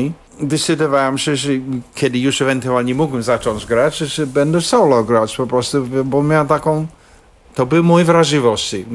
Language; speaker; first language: Polish; non-native, fluent; English